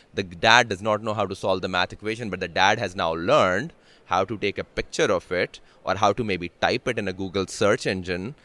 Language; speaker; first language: English; non-native, local second language; Urdu